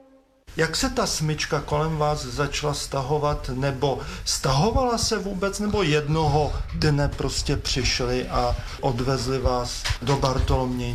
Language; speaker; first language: Czech; native; Czech